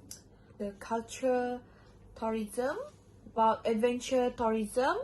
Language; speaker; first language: English; non-native, local second language; Malay